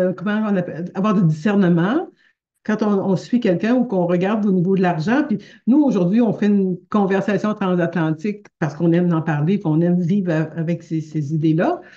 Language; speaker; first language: French; native; French